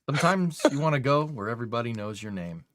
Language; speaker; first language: English; native; English